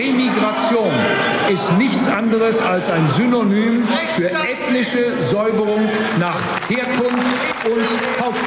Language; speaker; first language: German; native; German